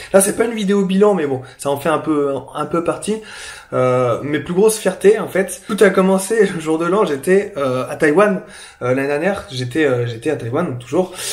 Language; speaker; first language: French; native; French